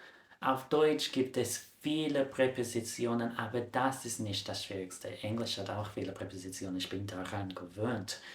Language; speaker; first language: German; non-native, fluent; English